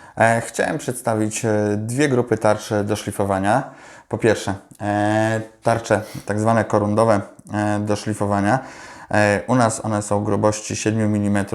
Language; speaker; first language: Polish; native; Polish